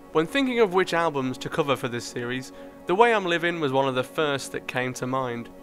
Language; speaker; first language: English; native; English